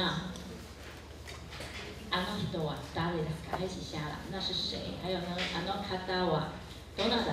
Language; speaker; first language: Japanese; non-native, fluent; Chinese